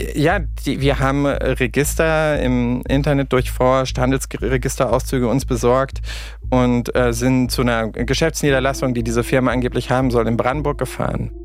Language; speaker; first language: German; native; German